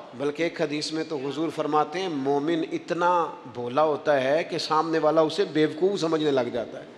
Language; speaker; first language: Urdu; non-native, local second language; Punjabi